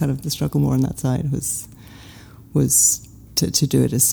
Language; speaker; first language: English; native; English